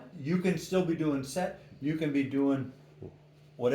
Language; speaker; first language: English; non-native, learner; Russian